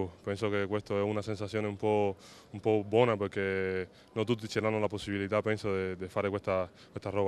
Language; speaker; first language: Italian; non-native, fluent; Spanish